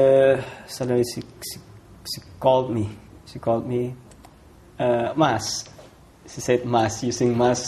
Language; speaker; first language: English; non-native, fluent; Indonesian